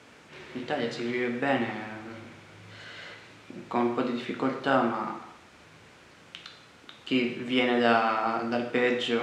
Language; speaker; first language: Italian; non-native, fluent; Arabic